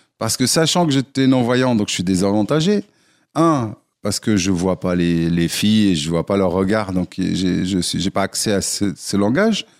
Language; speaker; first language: French; non-native, local second language; Arabic